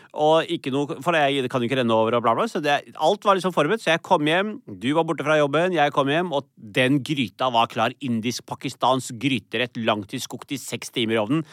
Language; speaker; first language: Norwegian; early bilingual, other home language; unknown